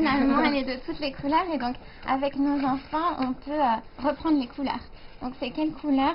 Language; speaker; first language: French; native; French